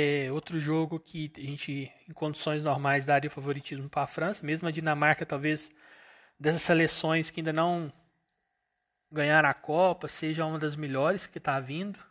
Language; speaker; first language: Portuguese; native; Portuguese